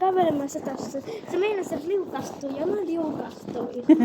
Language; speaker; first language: Finnish; early bilingual, other home language; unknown